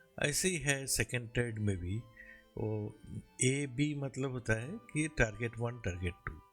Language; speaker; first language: Hindi; non-native, local second language; Bangla